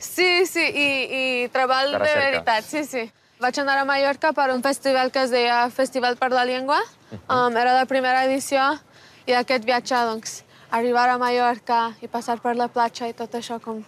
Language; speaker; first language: Catalan; non-native, fluent; English